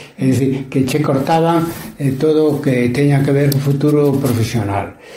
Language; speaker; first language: Galician; non-native, local second language; Spanish